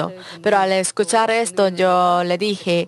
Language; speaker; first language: Spanish; non-native, learner; Korean